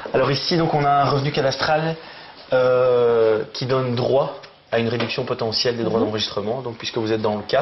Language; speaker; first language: French; native; French